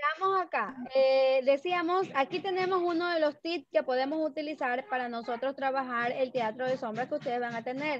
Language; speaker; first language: Spanish; native; Spanish